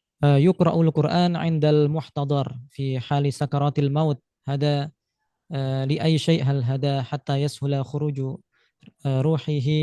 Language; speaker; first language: Arabic; non-native, fluent; Indonesian